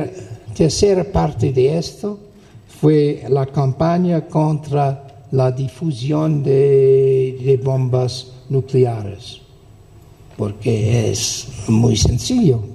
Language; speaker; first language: Spanish; non-native, fluent; English